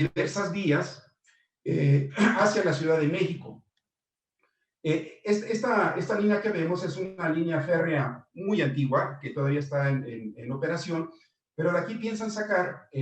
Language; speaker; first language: Spanish; native; Spanish